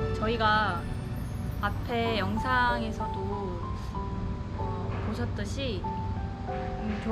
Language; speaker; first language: Korean; native; Korean